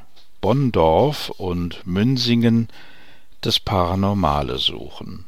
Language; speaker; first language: German; native; German